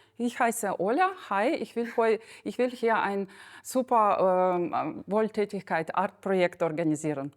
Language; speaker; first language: German; non-native, fluent; Ukrainian